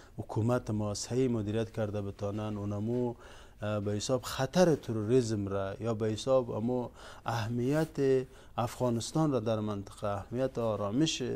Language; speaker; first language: Persian; non-native, local second language; Uzbek